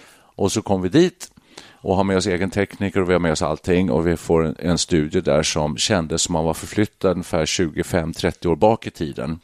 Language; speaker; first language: Swedish; native; Swedish